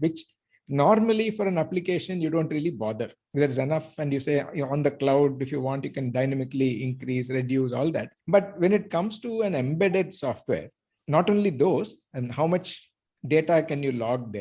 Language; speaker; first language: English; non-native, local second language; Tamil